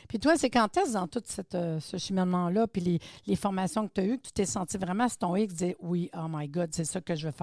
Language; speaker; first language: French; native; French